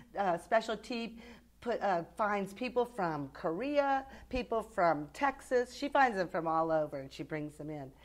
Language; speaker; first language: English; native; English